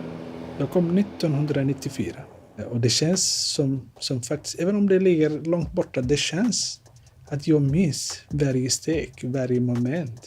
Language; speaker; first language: Swedish; non-native, fluent; Somali